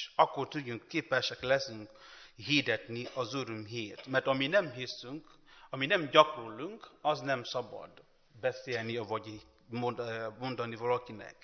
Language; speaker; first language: Hungarian; non-native, learner; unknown